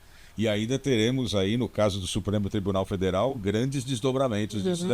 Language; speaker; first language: Portuguese; native; Portuguese